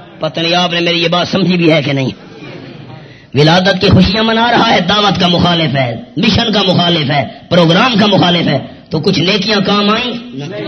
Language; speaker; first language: Urdu; non-native, local second language; Pashto